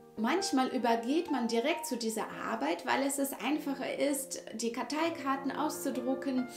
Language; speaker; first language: German; non-native, fluent; Russian